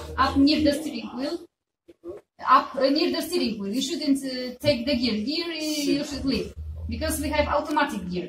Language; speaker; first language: English; non-native, fluent; Polish